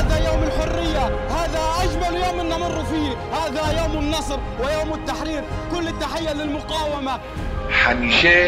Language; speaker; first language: English; native; English